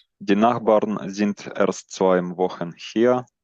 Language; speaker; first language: German; non-native, learner; Ukrainian